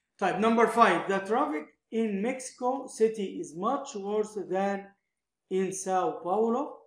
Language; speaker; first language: English; non-native, fluent; Arabic